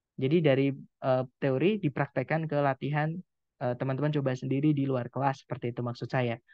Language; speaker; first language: Indonesian; non-native, local second language; Javanese